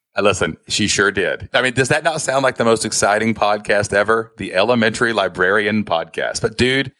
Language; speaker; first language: English; native; English